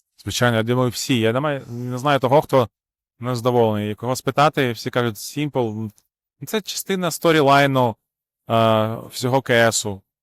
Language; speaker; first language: Ukrainian; non-native, local second language; Russian